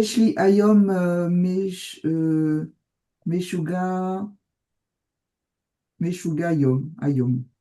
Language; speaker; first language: Hebrew; non-native, learner; French